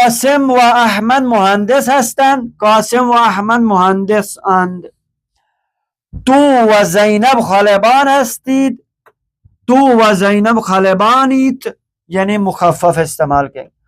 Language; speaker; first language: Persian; non-native, fluent; Urdu